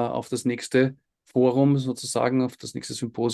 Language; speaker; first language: German; native; German